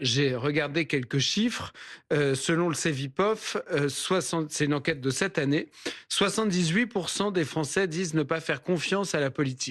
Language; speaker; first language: French; native; French